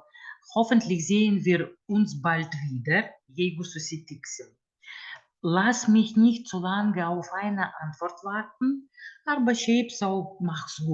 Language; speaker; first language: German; non-native, fluent; Lithuanian